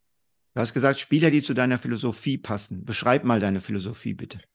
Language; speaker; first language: German; native; German